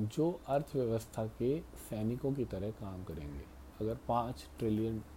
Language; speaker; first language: Hindi; native; Hindi